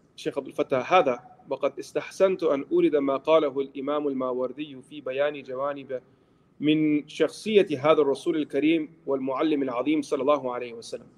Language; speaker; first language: Arabic; non-native, fluent; English